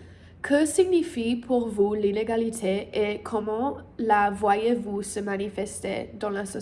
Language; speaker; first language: French; non-native, learner; English